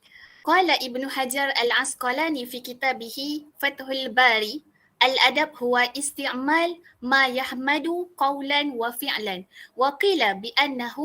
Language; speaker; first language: Arabic; non-native, learner; Malay